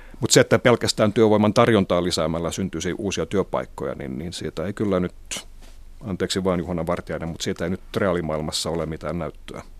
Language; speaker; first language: Finnish; non-native, local second language; Swedish